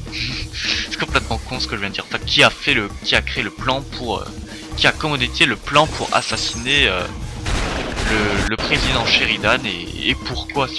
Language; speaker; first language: French; native; French